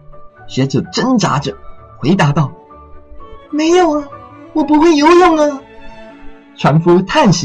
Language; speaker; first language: Chinese; native; Chinese